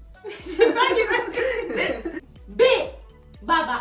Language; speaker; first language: French; native; French